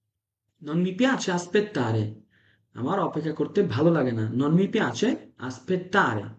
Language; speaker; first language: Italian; non-native, fluent; Bangla